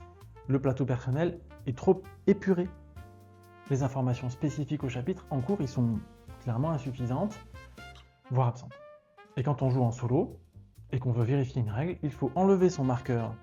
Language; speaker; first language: French; native; French